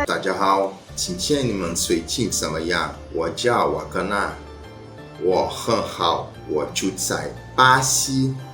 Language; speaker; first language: Chinese; non-native, learner; Portuguese